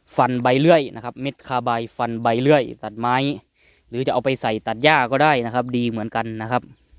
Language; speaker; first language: Thai; native; Thai